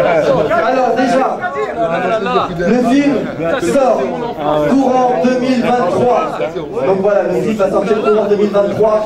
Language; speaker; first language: French; native; French